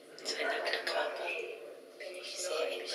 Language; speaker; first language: German; non-native, learner; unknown